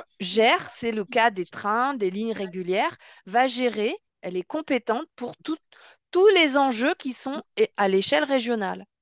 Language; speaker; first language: French; native; French